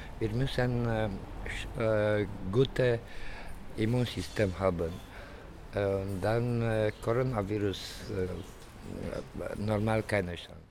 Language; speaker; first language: German; non-native, learner; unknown